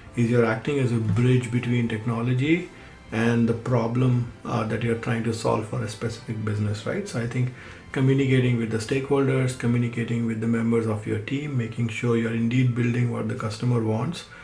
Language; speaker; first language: English; non-native, local second language; Hindi